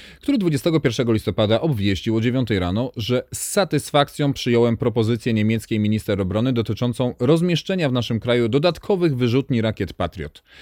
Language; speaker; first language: Polish; native; Polish